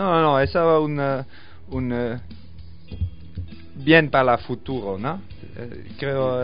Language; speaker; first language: Spanish; non-native, learner; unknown